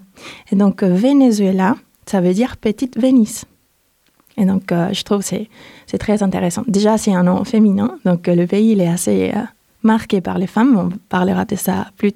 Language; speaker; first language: French; non-native, fluent; Spanish